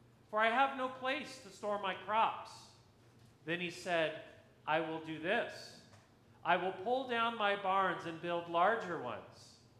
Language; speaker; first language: English; native; English